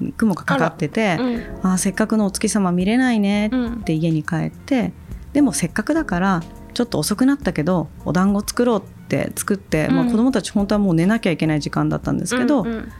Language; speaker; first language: Japanese; native; Japanese